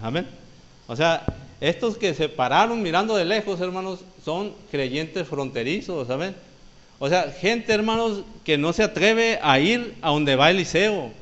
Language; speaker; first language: Spanish; native; Spanish